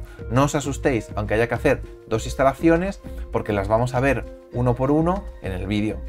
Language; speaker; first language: Spanish; native; Spanish